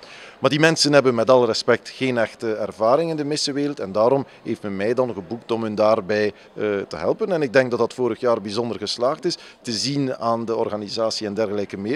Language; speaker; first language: Dutch; native; Dutch